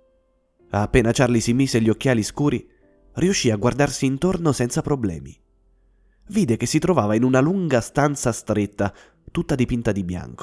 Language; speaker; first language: Italian; native; Italian